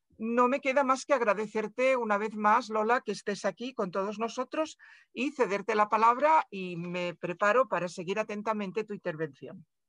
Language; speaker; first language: Spanish; non-native, local second language; Catalan